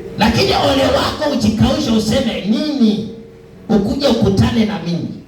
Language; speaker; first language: Swahili; non-native, local second language; Luyia